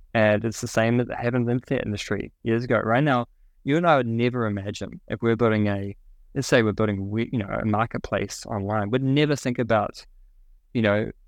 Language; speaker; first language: English; native; English